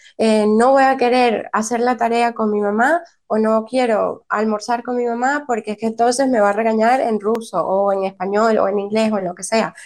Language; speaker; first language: Spanish; native; Spanish